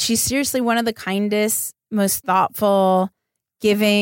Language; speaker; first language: English; native; English